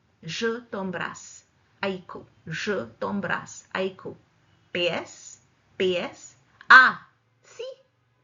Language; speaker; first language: French; non-native, fluent; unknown